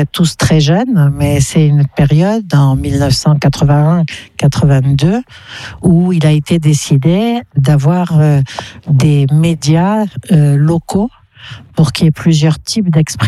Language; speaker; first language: French; native; French